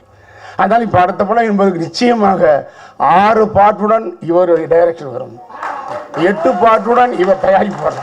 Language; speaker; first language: Tamil; native; Tamil